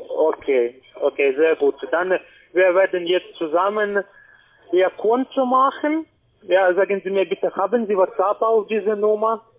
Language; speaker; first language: German; non-native, learner; Polish